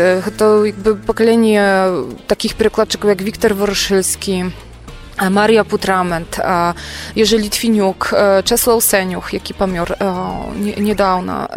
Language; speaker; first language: Belarusian; non-native, fluent; Polish